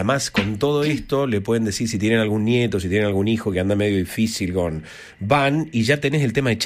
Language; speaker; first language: Spanish; native; Spanish